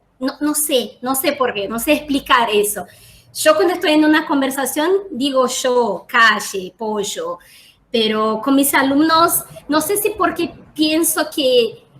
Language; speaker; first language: Spanish; non-native, fluent; Portuguese